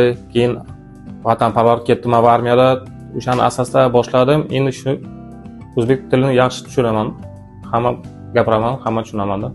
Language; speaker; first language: Uzbek; non-native, local second language; Russian